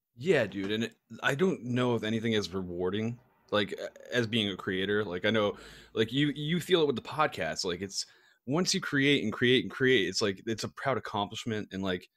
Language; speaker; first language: English; native; English